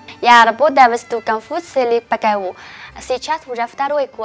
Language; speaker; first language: Russian; native; Russian